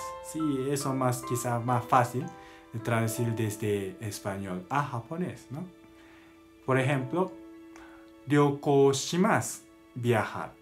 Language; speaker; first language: Spanish; non-native, learner; Japanese